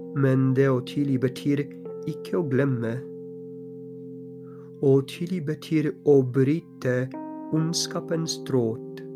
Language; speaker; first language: Norwegian; non-native, fluent; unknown